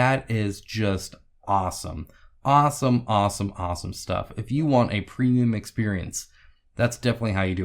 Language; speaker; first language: English; native; English